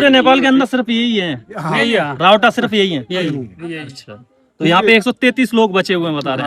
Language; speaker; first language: Hindi; native; Hindi